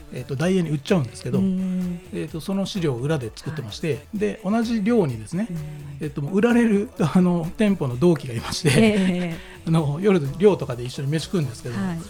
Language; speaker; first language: Japanese; native; Japanese